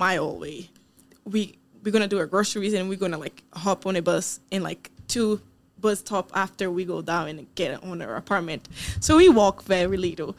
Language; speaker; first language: English; non-native, fluent; Portuguese